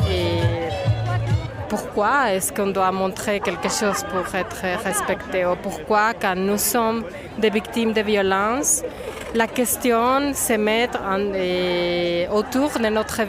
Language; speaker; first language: French; non-native, fluent; Spanish